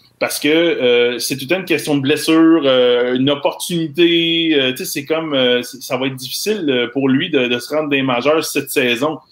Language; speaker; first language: French; native; French